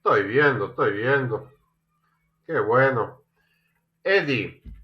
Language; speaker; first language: Spanish; native; Spanish